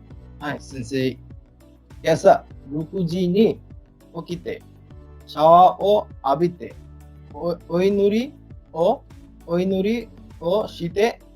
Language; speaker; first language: Japanese; non-native, learner; Bangla